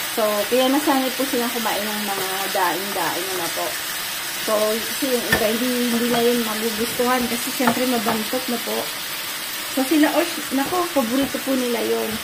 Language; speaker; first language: Filipino; native; Filipino